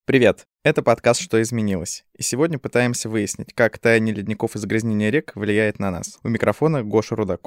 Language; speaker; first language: Russian; native; Russian